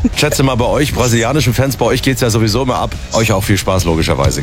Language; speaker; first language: German; native; German